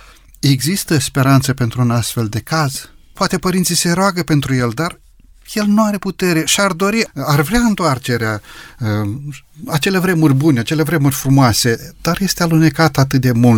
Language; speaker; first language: Romanian; native; Romanian